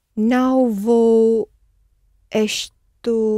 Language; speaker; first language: Portuguese; non-native, learner; English